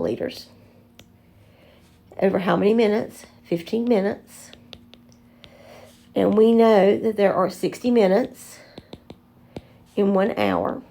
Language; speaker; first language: English; native; English